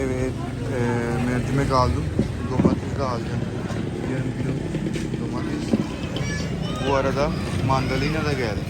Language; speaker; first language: Turkish; non-native, learner; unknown